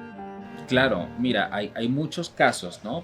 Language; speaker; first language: Spanish; native; Spanish